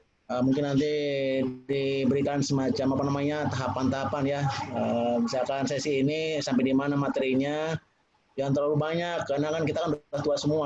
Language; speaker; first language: Indonesian; native; Indonesian